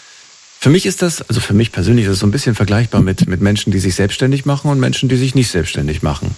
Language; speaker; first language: German; native; German